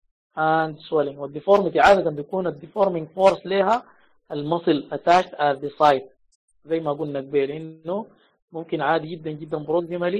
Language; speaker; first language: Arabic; native; Arabic